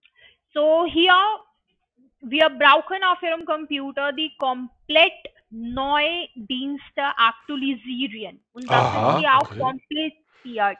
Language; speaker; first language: German; non-native, learner; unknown